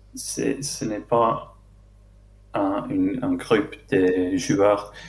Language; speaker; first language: French; non-native, fluent; English